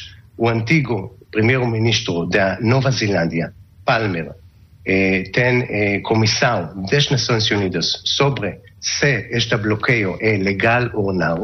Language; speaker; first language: Portuguese; non-native, learner; Hebrew